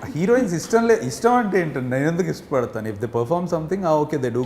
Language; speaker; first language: Telugu; native; Telugu